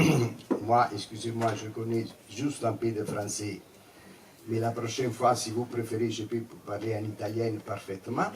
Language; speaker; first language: French; non-native, fluent; Italian